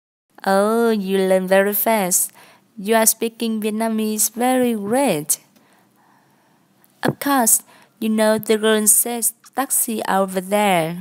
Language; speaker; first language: English; non-native, learner; Vietnamese